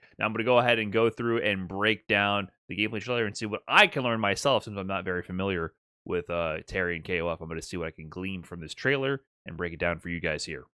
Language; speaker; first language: English; native; English